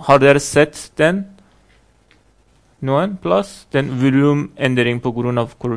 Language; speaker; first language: Norwegian; non-native, fluent; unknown